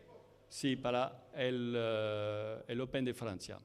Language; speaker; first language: Spanish; non-native, fluent; French